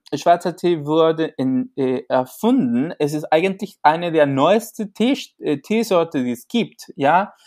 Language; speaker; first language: German; non-native, fluent; Spanish